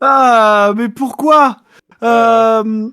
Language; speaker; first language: French; native; French